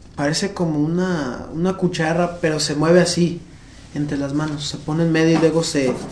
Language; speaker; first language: Spanish; early bilingual, heritage; Spanish